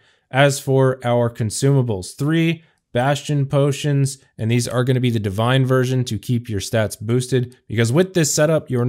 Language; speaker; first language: English; native; English